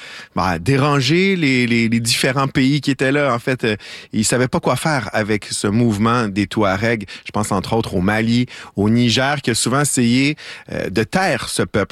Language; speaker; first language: French; native; French